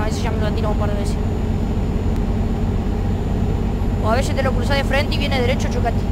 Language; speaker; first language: Spanish; native; Spanish